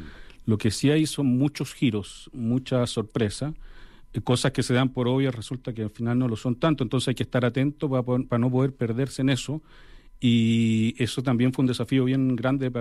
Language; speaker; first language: Spanish; native; Spanish